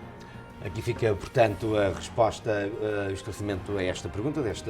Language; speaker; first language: Portuguese; native; Portuguese